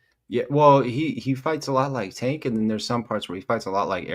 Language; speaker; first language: English; native; English